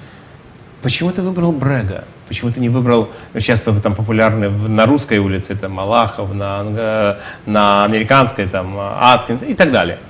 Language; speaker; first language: Russian; native; Russian